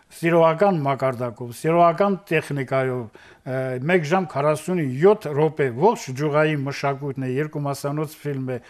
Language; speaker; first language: Armenian; native; Armenian